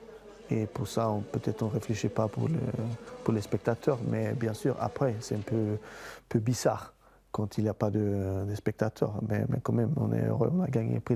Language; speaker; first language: French; non-native, fluent; Swedish